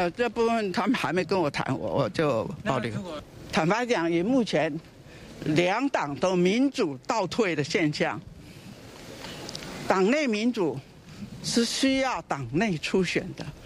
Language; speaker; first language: Chinese; native; Chinese